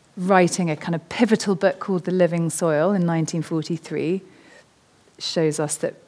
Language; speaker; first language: English; native; English